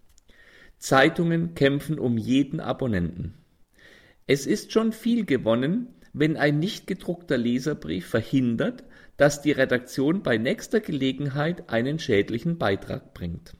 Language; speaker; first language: German; native; German